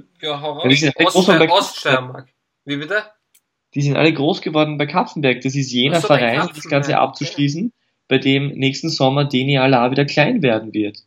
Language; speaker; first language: German; native; German